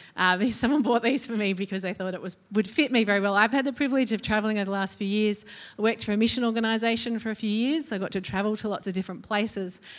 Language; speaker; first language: English; native; English